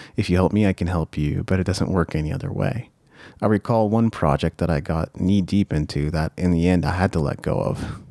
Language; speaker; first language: English; early bilingual, other home language; Japanese